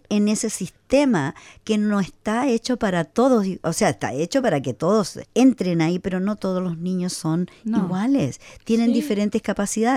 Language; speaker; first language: Spanish; native; Spanish